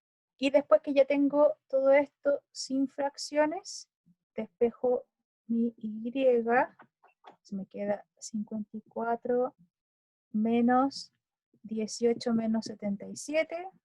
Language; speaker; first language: Spanish; native; Spanish